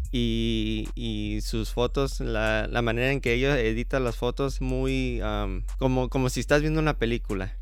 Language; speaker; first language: Spanish; early bilingual, heritage; Spanish